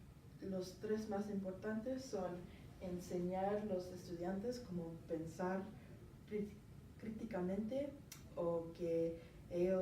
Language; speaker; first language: Spanish; non-native, learner; English